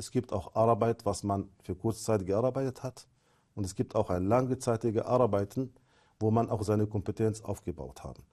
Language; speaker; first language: German; non-native, fluent; Arabic